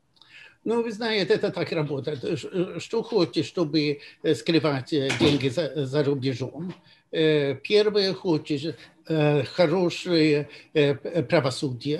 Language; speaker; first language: Russian; non-native, fluent; Swedish